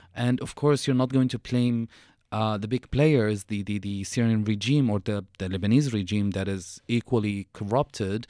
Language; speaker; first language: English; non-native, fluent; Arabic